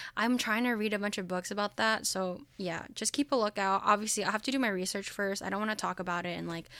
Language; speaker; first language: English; early bilingual, other home language; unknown